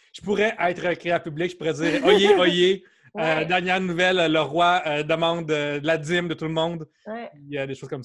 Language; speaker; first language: French; native; French